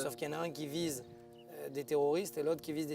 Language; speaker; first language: French; native; French